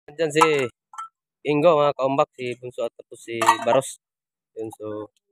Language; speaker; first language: Filipino; non-native, local second language; Cebuano